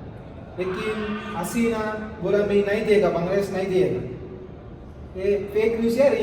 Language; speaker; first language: Hindi; non-native, local second language; Telugu